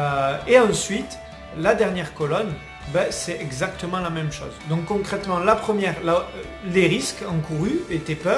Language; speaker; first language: French; native; French